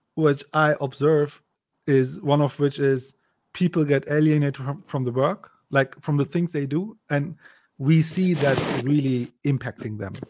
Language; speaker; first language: English; non-native, fluent; German